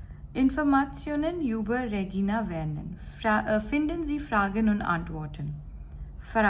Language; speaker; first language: German; non-native, fluent; Gujarati